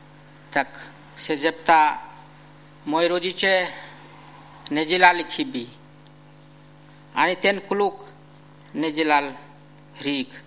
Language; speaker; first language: Czech; non-native, fluent; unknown